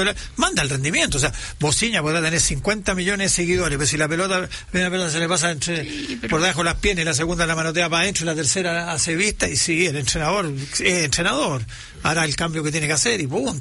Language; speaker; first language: Spanish; native; Spanish